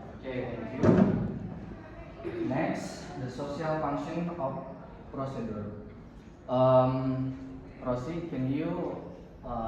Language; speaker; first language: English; non-native, learner; Indonesian